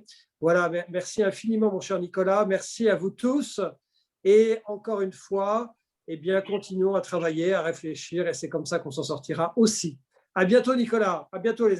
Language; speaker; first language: French; native; French